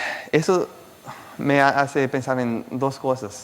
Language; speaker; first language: Spanish; non-native, fluent; Portuguese